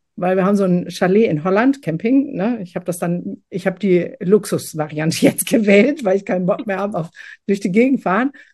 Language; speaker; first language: German; native; German